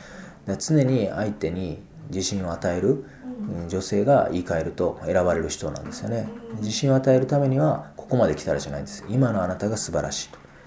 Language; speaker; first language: Japanese; native; Japanese